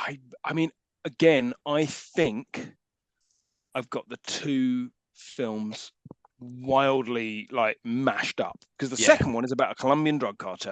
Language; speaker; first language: English; native; English